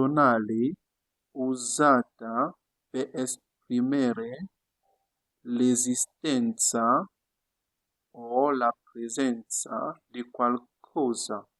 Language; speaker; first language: Italian; non-native, fluent; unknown